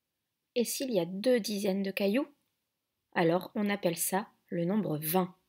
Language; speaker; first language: French; native; French